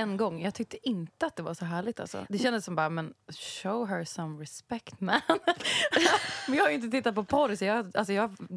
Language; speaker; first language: Swedish; native; Swedish